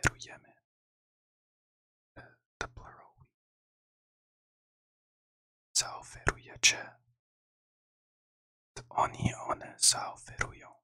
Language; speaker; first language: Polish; non-native, learner; English